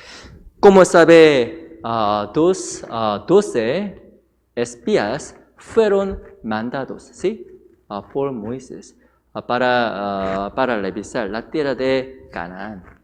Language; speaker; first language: Spanish; non-native, fluent; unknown